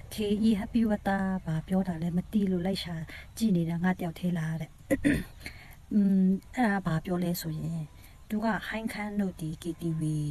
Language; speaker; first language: Burmese; non-native, local second language; Kachin